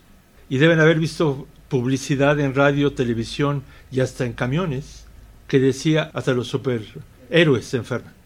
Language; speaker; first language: Spanish; native; Spanish